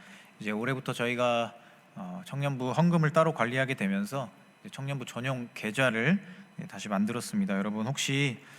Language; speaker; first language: Korean; native; Korean